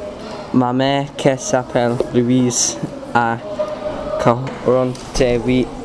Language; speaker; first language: French; non-native, learner; English